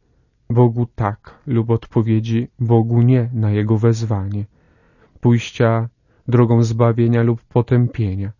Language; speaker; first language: Polish; native; Polish